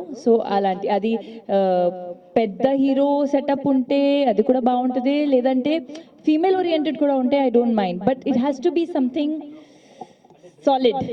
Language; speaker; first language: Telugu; non-native, fluent; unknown